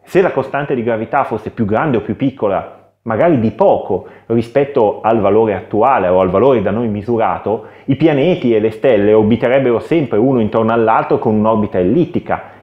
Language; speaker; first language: Italian; native; Italian